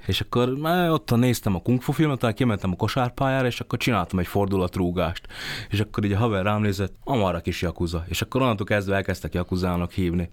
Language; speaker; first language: Hungarian; early bilingual, other home language; Vietnamese